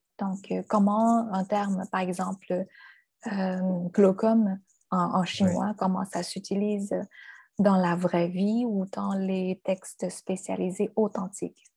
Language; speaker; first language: French; non-native, fluent; Chinese